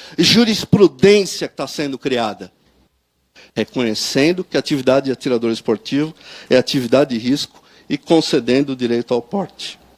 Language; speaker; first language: Portuguese; native; Portuguese